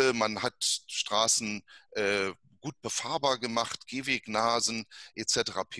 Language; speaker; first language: German; native; German